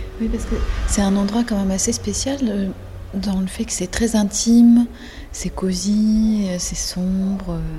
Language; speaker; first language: French; native; French